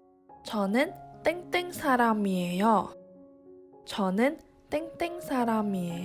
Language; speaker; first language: Korean; non-native, fluent; Chinese